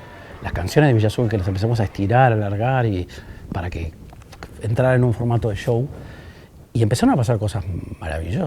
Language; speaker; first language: Spanish; native; Spanish